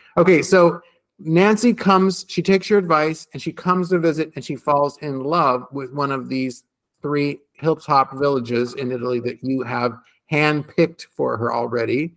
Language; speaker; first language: English; native; English